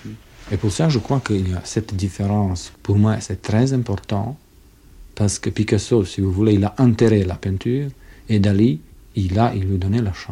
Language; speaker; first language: French; non-native, fluent; Croatian